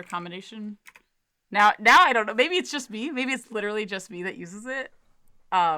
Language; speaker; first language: English; native; English